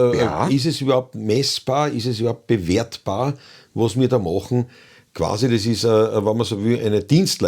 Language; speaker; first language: German; native; German